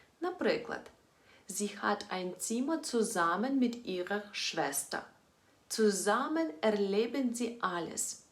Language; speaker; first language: German; non-native, fluent; Ukrainian